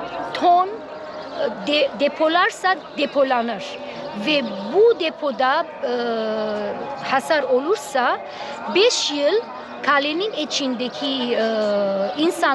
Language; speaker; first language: Turkish; non-native, fluent; Arabic